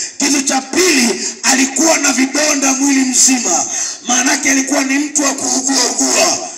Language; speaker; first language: Swahili; native; Swahili